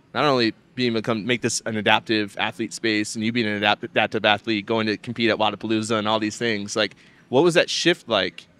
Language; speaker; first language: English; native; English